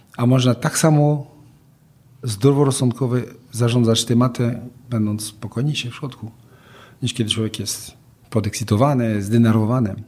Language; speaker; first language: Polish; non-native, fluent; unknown